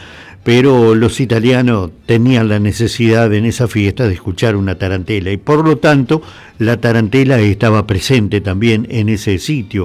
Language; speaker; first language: Spanish; native; Spanish